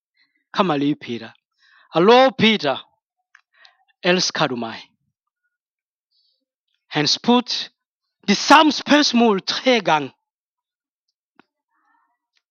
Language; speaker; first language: Danish; non-native, fluent; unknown